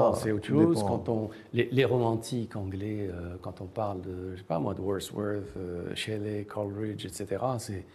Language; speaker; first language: French; non-native, local second language; Arabic